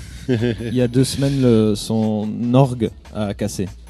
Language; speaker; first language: French; native; French